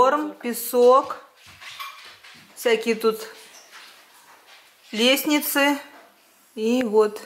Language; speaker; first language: Russian; native; Russian